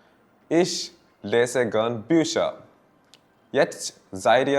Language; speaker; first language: German; non-native, fluent; Malayalam